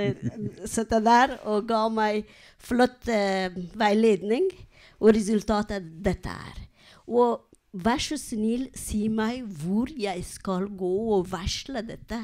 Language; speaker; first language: Norwegian; non-native, learner; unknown